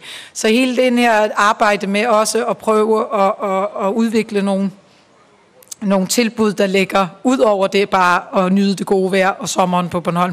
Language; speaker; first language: Danish; native; Danish